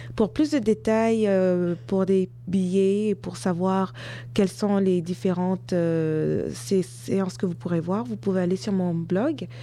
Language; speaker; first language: French; native; French